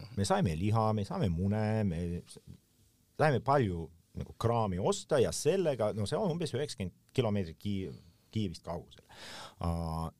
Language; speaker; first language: Estonian; non-native, local second language; Russian